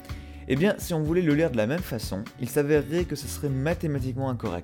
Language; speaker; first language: French; native; French